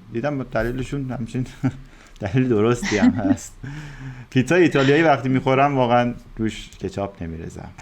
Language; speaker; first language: Persian; native; Persian